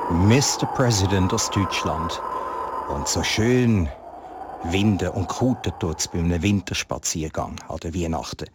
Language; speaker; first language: German; native; German